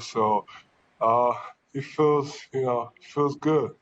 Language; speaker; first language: English; non-native, local second language; French